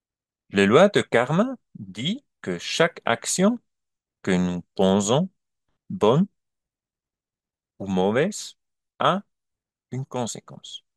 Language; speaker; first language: French; non-native, learner; German